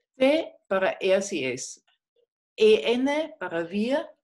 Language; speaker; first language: Spanish; non-native, fluent; German